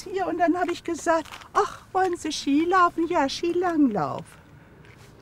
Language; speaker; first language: German; native; German